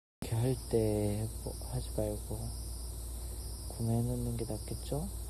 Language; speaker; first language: Korean; native; Korean